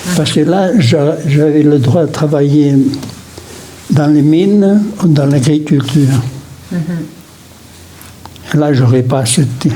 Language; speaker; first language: French; non-native, local second language; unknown